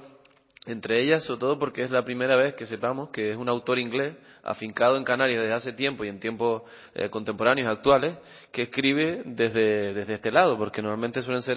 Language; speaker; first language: Spanish; native; Spanish